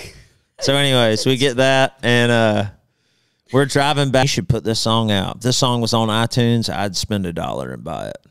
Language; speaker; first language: English; native; English